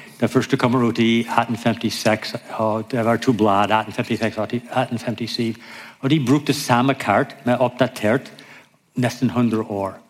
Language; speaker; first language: Norwegian; non-native, fluent; English